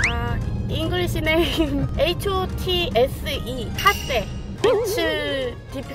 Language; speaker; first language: English; non-native, learner; Korean